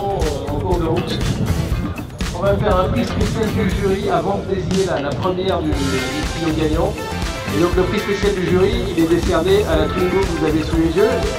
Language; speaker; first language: French; native; French